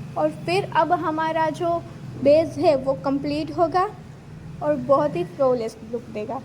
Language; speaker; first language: Hindi; non-native, local second language; Gujarati